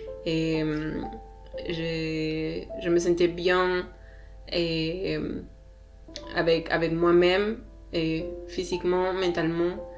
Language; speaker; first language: French; non-native, learner; Spanish